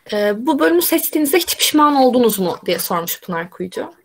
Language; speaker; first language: Turkish; native; Turkish